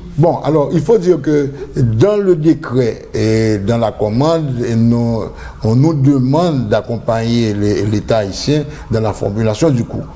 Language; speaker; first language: French; non-native, local second language; Haitian Creole